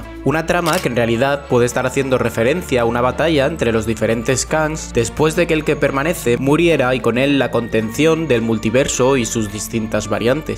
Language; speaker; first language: Spanish; native; Spanish